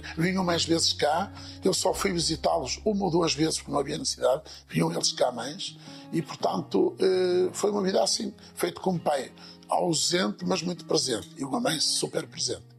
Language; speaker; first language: Portuguese; native; Portuguese